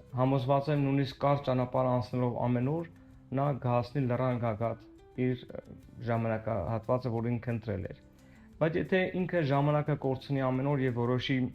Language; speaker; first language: Armenian; native; Armenian